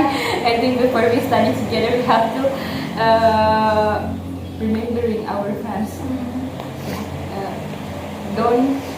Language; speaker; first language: English; non-native, learner; Indonesian